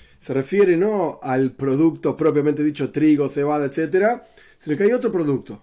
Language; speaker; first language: Spanish; native; Spanish